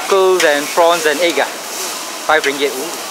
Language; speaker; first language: English; non-native, local second language; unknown